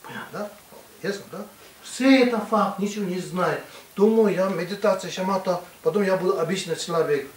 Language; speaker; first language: Russian; non-native, learner; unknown